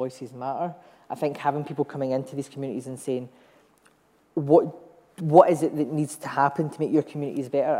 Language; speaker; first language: English; native; English